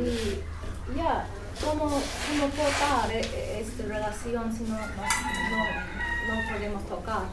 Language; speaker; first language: Spanish; non-native, learner; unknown